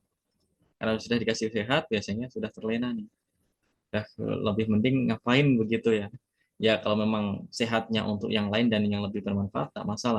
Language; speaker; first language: Indonesian; native; Indonesian